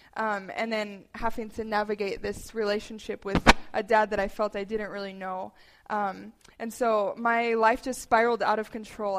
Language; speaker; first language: English; native; English